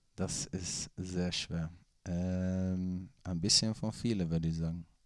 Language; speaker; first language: German; non-native, fluent; Swedish